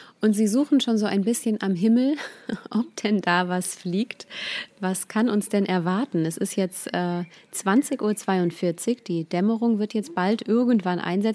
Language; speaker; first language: German; native; German